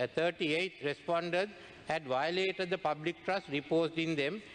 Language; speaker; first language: English; non-native, local second language; Sinhala